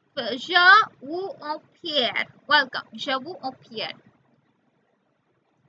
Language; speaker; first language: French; non-native, learner; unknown